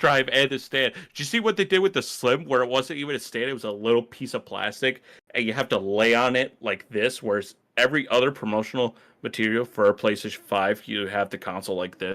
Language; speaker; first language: English; native; English